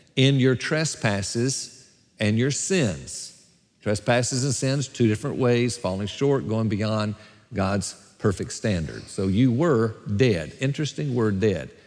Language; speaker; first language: English; native; English